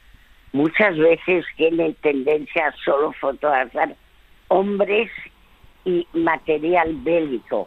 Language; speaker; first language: Spanish; early bilingual, other home language; French